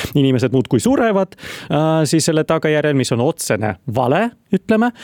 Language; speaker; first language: Estonian; non-native, local second language; Russian